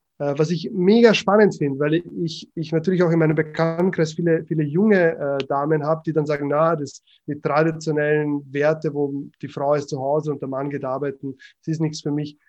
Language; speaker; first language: German; early bilingual, other home language; Croatian